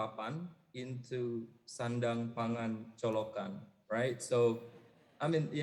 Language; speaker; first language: English; non-native, fluent; Indonesian